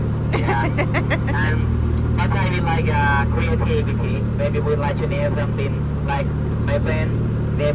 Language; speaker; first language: English; non-native, fluent; Thai